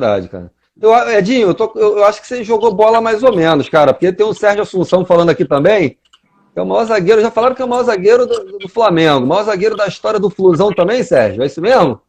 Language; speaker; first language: Portuguese; native; Portuguese